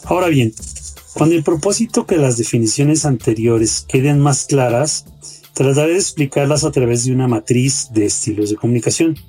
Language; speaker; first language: Spanish; native; Spanish